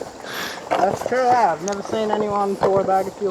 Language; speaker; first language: English; native; English